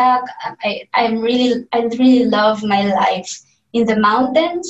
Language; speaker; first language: English; non-native, local second language; Cebuano